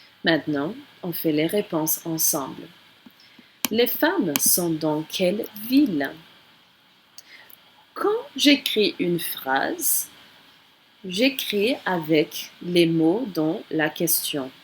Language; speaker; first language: French; non-native, fluent; English